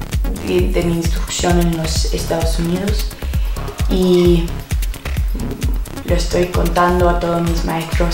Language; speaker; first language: Spanish; non-native, fluent; English